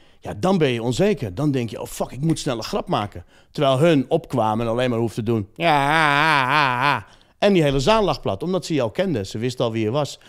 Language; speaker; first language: Dutch; early bilingual, other home language; Riffian